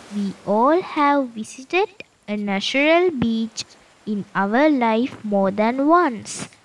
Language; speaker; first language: English; non-native, local second language; Sinhala